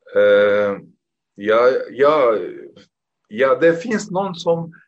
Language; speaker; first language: Swedish; non-native, fluent; Arabic